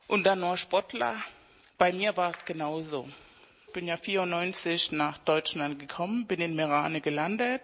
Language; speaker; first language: German; non-native, fluent; Spanish